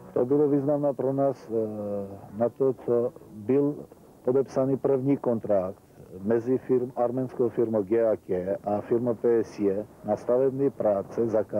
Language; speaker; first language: Czech; non-native, learner; Armenian